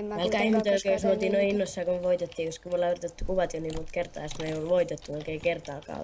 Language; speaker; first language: Finnish; native; Finnish